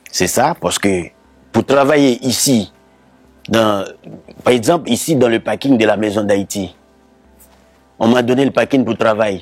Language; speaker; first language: French; non-native, local second language; Haitian Creole